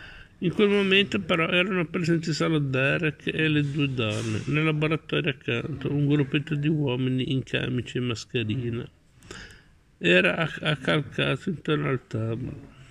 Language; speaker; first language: Italian; native; Italian